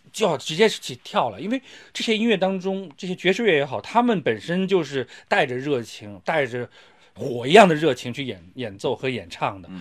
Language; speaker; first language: Chinese; native; Chinese